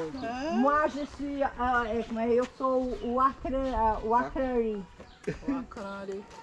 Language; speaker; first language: French; non-native, fluent; Portuguese